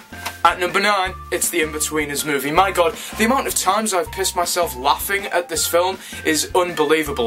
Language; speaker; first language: English; native; English